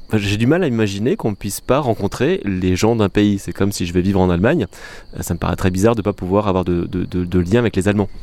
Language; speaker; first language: French; native; French